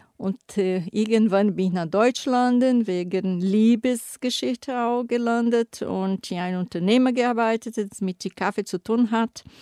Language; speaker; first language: German; non-native, fluent; Portuguese